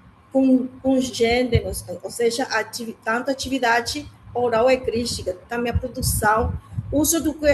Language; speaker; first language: Portuguese; non-native, learner; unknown